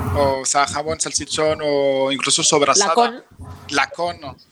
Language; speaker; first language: Spanish; non-native, fluent; French